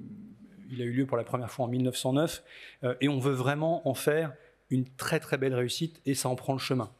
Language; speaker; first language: French; native; French